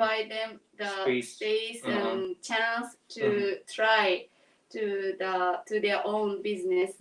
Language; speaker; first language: English; non-native, learner; Japanese